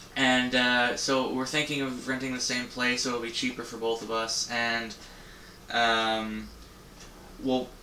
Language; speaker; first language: English; native; English